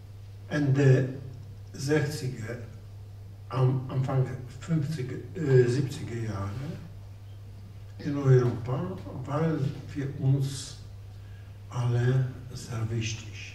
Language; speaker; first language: German; non-native, fluent; Polish